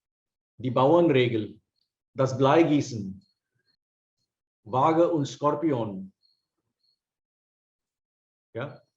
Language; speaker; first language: German; non-native, fluent; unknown